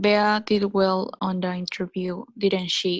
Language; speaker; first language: English; non-native, learner; Spanish